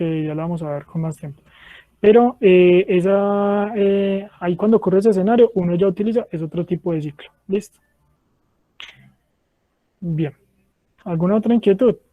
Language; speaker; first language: Spanish; native; Spanish